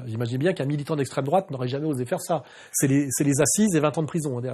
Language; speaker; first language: French; native; French